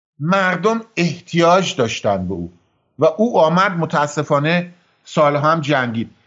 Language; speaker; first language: Persian; native; Persian